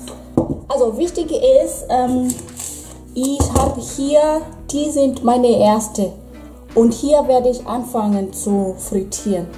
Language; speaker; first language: German; non-native, fluent; Swahili